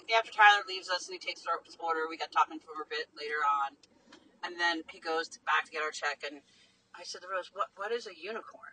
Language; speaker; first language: English; native; English